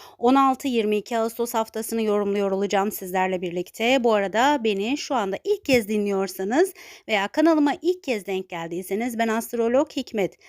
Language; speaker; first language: Turkish; native; Turkish